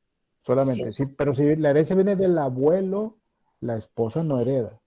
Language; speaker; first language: Spanish; native; Spanish